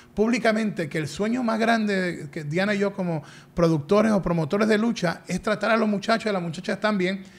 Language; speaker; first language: Spanish; native; Spanish